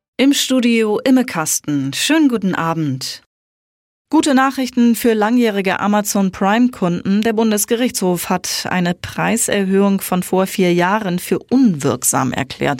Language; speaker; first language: German; native; German